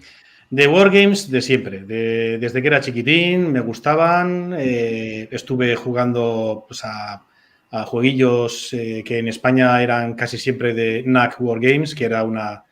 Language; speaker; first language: Spanish; native; Spanish